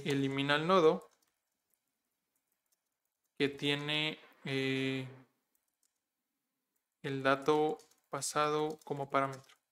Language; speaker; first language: Spanish; native; Spanish